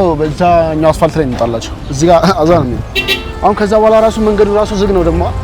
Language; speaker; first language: Amharic; native; Amharic